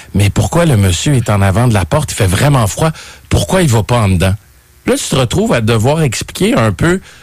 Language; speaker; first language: French; native; French